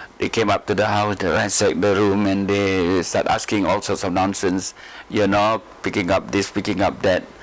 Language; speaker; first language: English; non-native, local second language; Malay